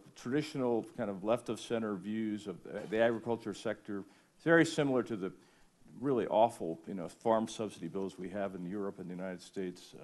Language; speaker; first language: English; native; English